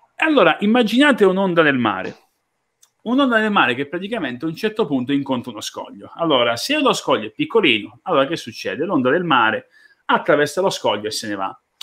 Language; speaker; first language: Italian; native; Italian